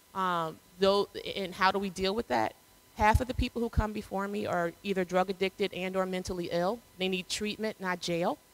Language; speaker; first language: English; native; English